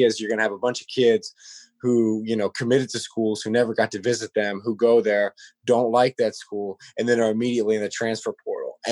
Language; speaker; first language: English; native; English